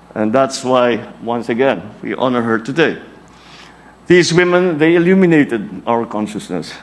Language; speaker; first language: English; non-native, local second language; Filipino